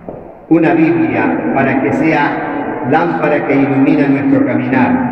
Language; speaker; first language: Spanish; native; Spanish